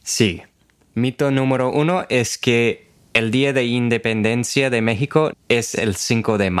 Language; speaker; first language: Spanish; non-native, fluent; English